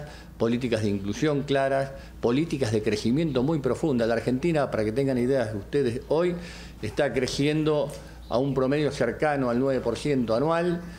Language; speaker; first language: Spanish; native; Spanish